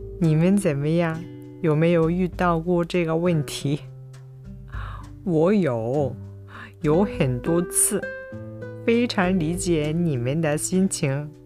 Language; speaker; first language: Chinese; non-native, fluent; Japanese